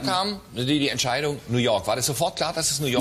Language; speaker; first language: German; native; German